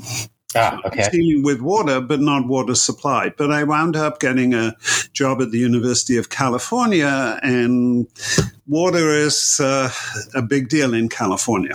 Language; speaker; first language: English; native; English